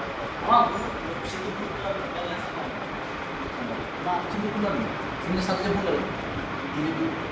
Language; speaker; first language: Turkish; non-native, learner; Bangla